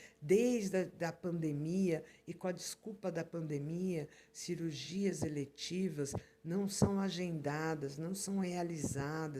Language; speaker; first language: Portuguese; native; Portuguese